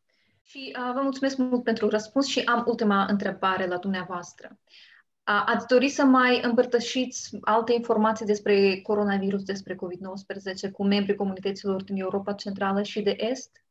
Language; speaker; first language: Romanian; native; Romanian